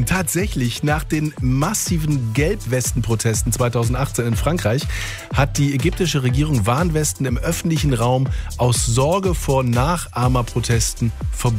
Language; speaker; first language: German; native; German